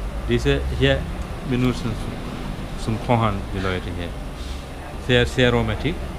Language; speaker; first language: German; non-native, learner; Sinhala